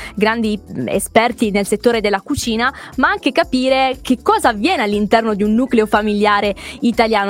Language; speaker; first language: Italian; native; Italian